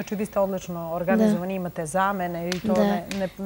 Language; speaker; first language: Serbian; native; Serbian